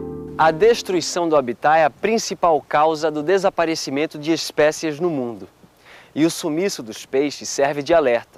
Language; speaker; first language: Portuguese; native; Portuguese